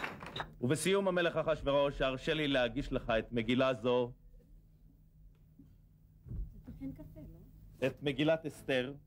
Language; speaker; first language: Hebrew; native; Hebrew